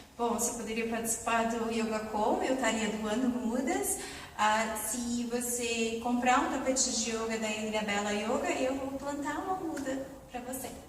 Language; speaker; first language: Portuguese; native; Portuguese